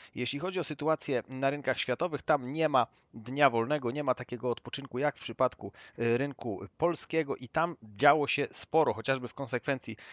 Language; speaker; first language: Polish; native; Polish